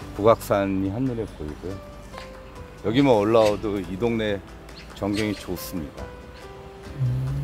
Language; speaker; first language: Korean; native; Korean